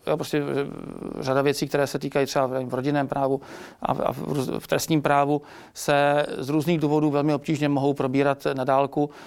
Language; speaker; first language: Czech; native; Czech